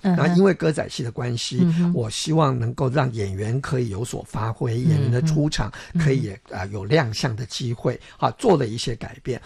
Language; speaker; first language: Chinese; non-native, local second language; Min Nan Chinese